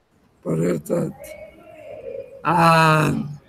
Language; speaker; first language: English; non-native, learner; Spanish